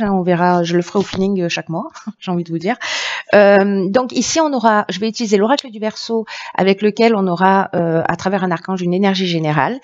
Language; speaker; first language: French; native; French